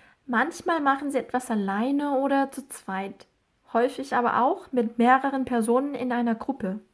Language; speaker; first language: German; non-native, fluent; Korean